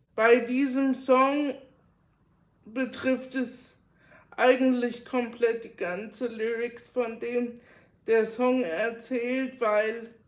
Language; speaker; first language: German; native; German